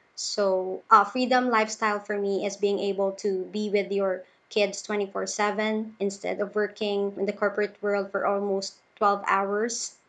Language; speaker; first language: English; non-native, local second language; Cebuano